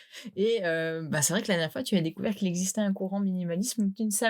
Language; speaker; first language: French; native; French